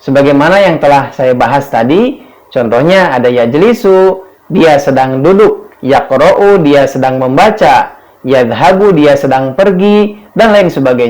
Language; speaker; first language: Indonesian; native; Indonesian